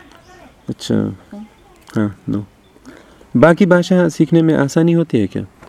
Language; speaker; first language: Hindi; native; Hindi